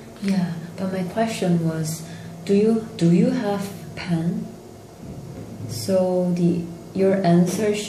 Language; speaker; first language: English; non-native, fluent; Korean